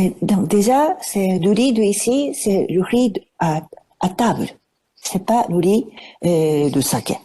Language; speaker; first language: French; non-native, fluent; Japanese